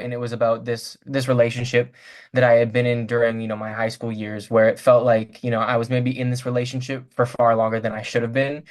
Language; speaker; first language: English; native; English